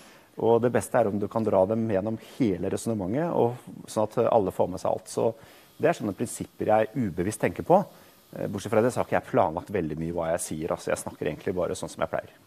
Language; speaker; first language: Norwegian; native; Norwegian